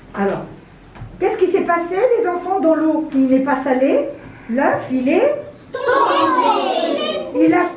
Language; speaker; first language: French; non-native, local second language; Arabic